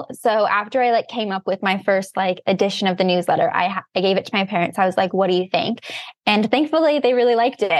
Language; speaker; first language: English; native; English